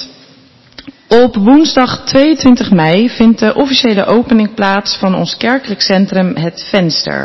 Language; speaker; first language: Dutch; native; Dutch